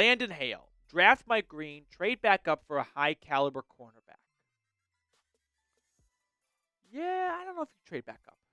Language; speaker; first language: English; native; English